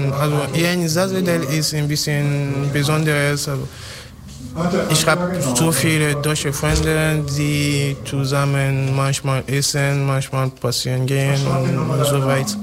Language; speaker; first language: German; non-native, fluent; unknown